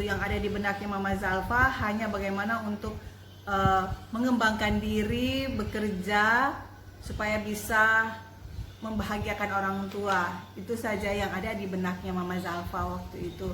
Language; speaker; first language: Indonesian; native; Indonesian